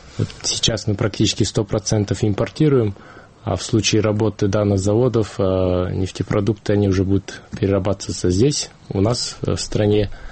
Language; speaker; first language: Russian; non-native, local second language; Kyrgyz